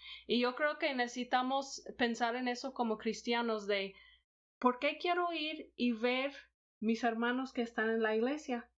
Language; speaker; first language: Spanish; non-native, fluent; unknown